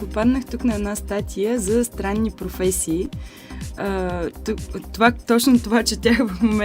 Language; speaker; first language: Bulgarian; native; Bulgarian